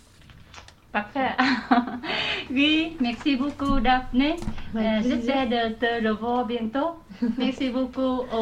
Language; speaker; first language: French; non-native, learner; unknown